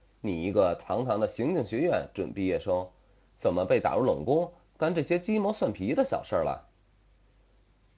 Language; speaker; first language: Chinese; native; Chinese